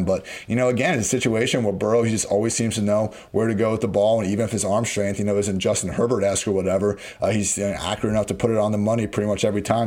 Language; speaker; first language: English; native; English